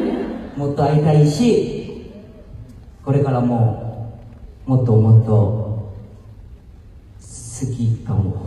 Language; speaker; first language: Japanese; non-native, fluent; Korean